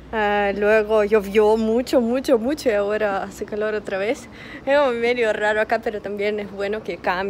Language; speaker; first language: Spanish; non-native, fluent; Russian